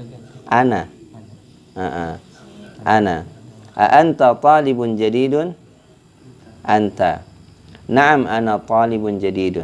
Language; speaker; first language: Arabic; non-native, fluent; Indonesian